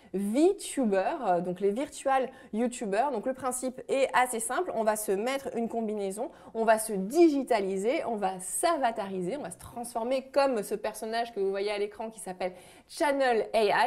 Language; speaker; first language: French; native; French